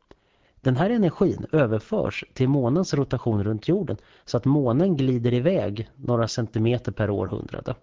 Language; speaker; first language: Swedish; native; Swedish